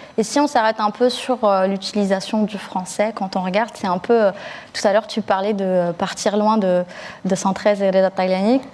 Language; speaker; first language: French; early bilingual, other home language; Arabic